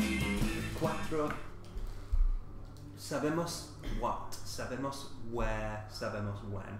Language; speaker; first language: Spanish; non-native, fluent; English